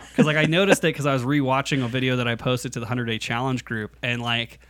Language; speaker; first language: English; native; English